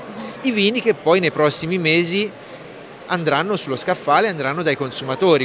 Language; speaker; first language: Italian; native; Italian